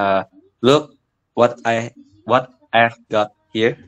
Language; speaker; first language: English; non-native, learner; Indonesian